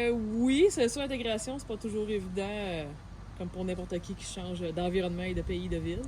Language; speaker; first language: French; native; French